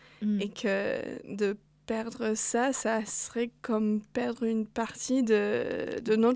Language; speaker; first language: French; non-native, fluent; English